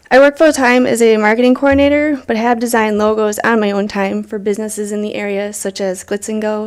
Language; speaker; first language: English; native; English